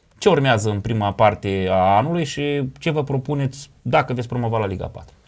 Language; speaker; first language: Romanian; native; Romanian